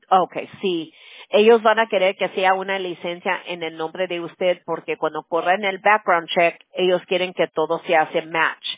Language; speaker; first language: Spanish; early bilingual, other home language; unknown